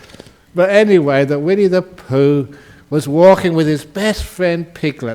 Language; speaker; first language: English; native; English